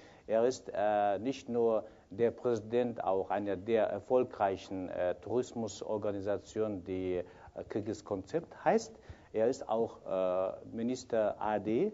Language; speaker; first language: German; non-native, fluent; Kyrgyz